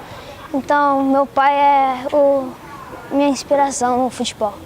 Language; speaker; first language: Portuguese; early bilingual, heritage; Portuguese